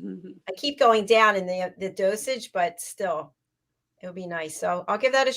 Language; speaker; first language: English; native; English